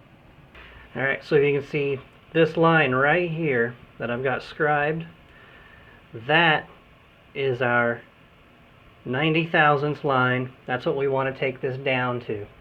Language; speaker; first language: English; native; English